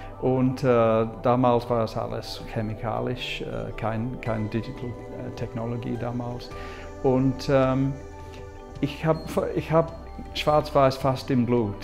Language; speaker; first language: German; non-native, fluent; English